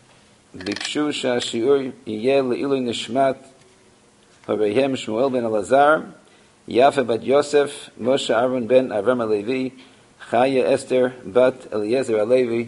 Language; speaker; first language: Hebrew; non-native, fluent; English